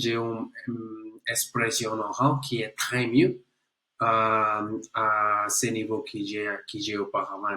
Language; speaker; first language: French; non-native, learner; Spanish